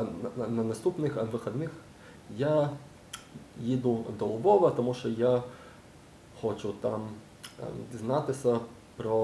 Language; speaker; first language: Ukrainian; non-native, learner; English